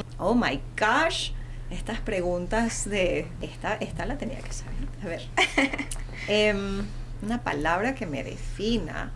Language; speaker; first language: Spanish; early bilingual, heritage; Spanish